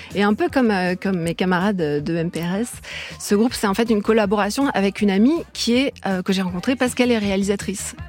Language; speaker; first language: French; native; French